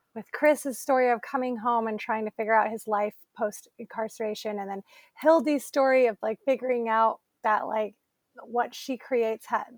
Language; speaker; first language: English; native; English